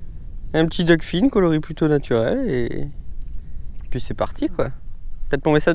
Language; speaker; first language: French; native; French